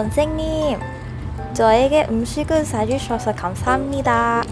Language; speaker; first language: Korean; non-native, learner; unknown